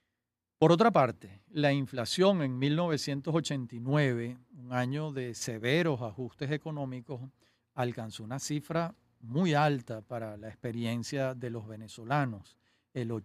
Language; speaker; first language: Spanish; native; Spanish